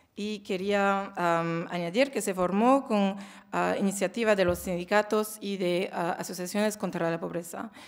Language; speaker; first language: Spanish; non-native, learner; French